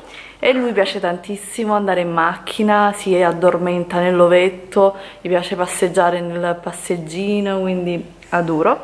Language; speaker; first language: Italian; native; Italian